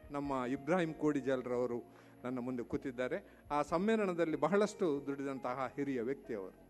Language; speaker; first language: Kannada; non-native, local second language; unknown